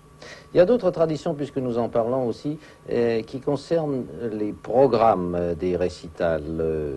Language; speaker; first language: French; native; French